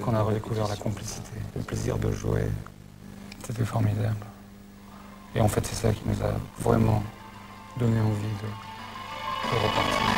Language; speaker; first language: French; native; French